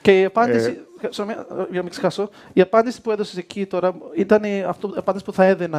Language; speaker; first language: Greek; early bilingual, heritage; Greek